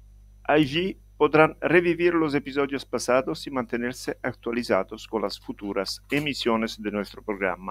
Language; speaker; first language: Spanish; non-native, fluent; Italian